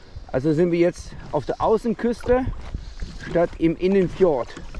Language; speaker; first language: German; non-native, fluent; Danish